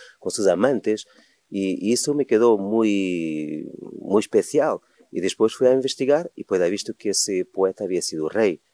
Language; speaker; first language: Spanish; non-native, fluent; Portuguese